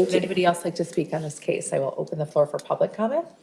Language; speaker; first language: English; early bilingual, other home language; Arabic